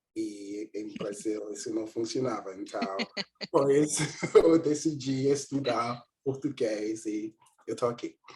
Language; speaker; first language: Portuguese; non-native, learner; English